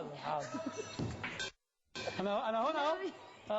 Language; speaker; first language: Arabic; native; Arabic